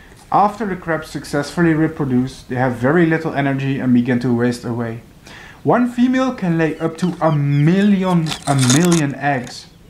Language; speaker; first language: English; non-native, fluent; Dutch